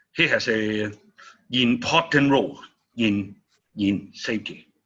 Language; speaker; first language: English; non-native, learner; Chinese